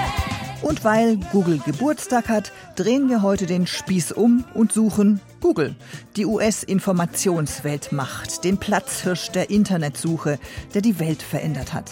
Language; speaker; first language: German; native; German